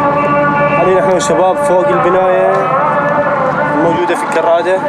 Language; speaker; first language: Arabic; native; Arabic